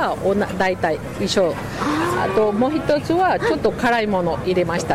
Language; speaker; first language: Japanese; non-native, learner; Spanish